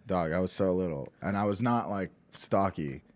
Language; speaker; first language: English; native; English